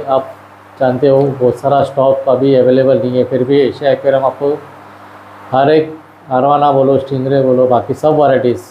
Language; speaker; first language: Hindi; non-native, local second language; Marathi